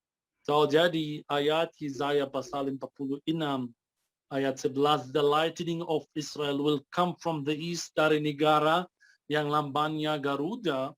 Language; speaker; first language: Indonesian; non-native, fluent; Arabic